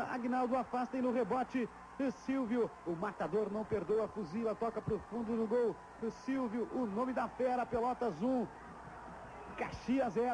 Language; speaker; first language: Portuguese; native; Portuguese